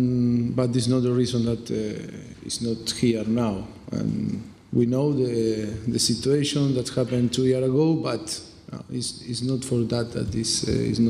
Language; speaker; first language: English; non-native, fluent; Spanish